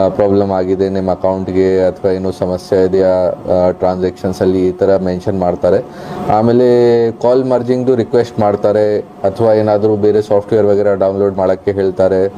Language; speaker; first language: Kannada; non-native, local second language; Hindi